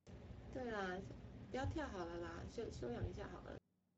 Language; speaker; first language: Chinese; native; Chinese